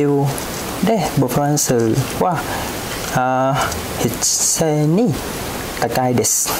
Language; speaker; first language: Japanese; non-native, fluent; Vietnamese